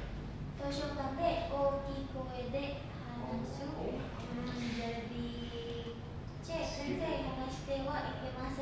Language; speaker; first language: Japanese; non-native, learner; Indonesian